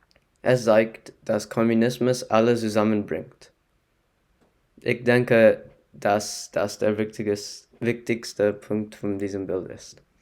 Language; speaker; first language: German; non-native, learner; English